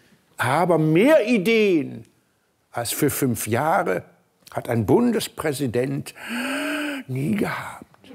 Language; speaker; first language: German; native; German